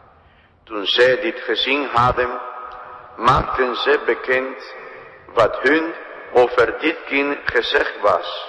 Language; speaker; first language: Dutch; non-native, fluent; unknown